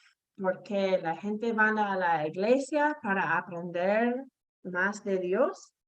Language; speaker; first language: Spanish; non-native, fluent; English